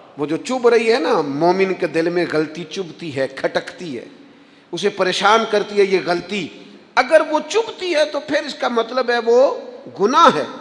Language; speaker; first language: Urdu; non-native, local second language; Punjabi